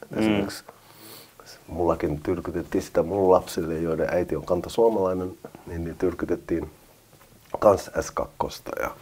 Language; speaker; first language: Finnish; early bilingual, other home language; Arabic